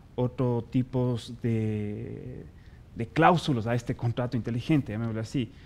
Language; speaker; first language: Spanish; native; Spanish